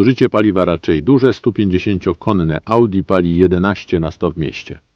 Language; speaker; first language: Polish; native; Polish